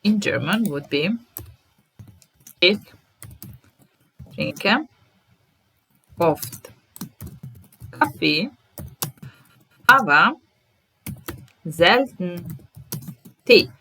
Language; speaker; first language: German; non-native, fluent; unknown